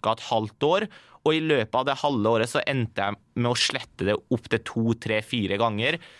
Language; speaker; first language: Norwegian; early bilingual, other home language; Persian